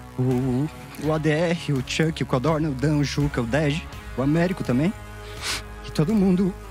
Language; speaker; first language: Portuguese; native; Portuguese